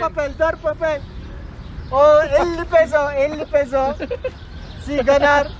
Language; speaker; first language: Spanish; non-native, learner; Turkish